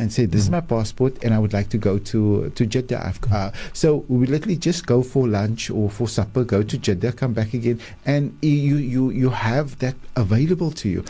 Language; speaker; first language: English; native; English